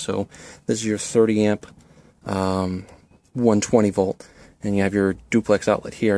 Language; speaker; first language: English; native; English